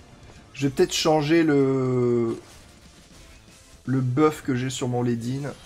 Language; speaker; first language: French; native; French